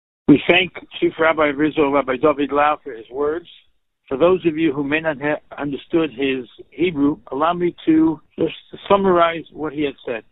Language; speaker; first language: English; native; English